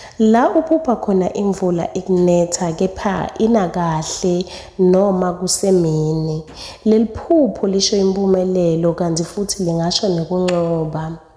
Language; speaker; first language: Zulu; non-native, local second language; Swati